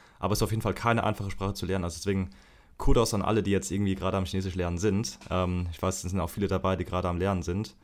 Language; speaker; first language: German; native; German